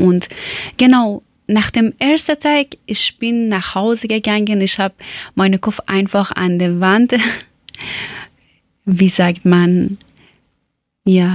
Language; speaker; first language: German; non-native, learner; Persian